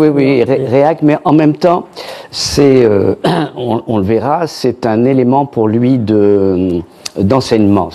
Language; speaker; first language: French; native; French